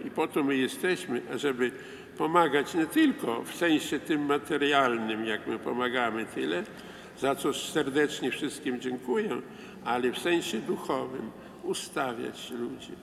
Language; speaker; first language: Polish; non-native, local second language; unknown